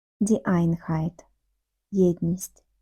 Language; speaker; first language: German; non-native, fluent; Ukrainian